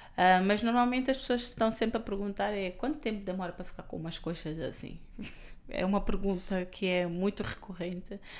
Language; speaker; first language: Portuguese; non-native, local second language; Kabuverdianu